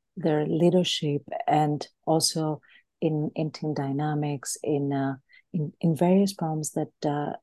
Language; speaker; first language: English; non-native, fluent; Greek